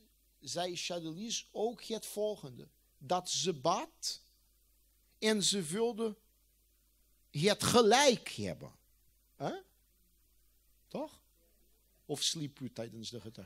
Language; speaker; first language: Dutch; non-native, fluent; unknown